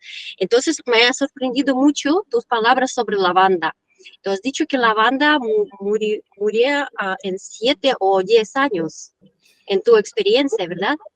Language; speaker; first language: Spanish; non-native, learner; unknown